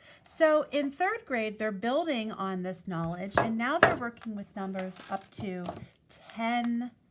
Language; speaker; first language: English; native; English